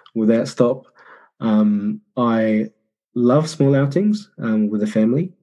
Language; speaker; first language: English; early bilingual, other home language; Arabic